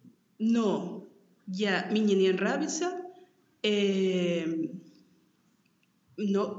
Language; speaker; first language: Russian; non-native, learner; Spanish